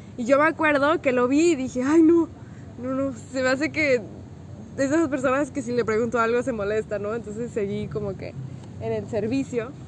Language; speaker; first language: Spanish; native; Spanish